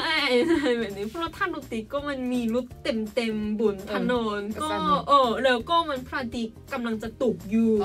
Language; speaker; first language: Thai; non-native, learner; Korean